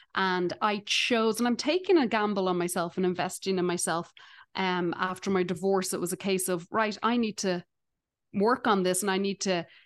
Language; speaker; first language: English; native; English